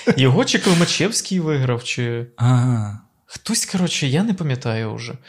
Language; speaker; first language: Ukrainian; native; Ukrainian